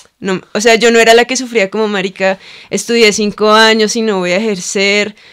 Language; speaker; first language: Spanish; native; Spanish